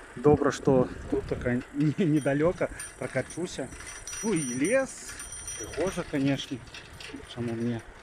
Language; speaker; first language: Belarusian; native; Belarusian